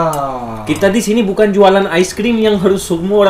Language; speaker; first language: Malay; non-native, fluent; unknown